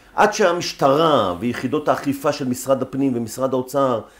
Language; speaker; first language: Hebrew; native; Hebrew